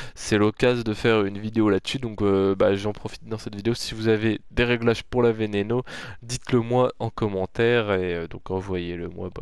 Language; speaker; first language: French; native; French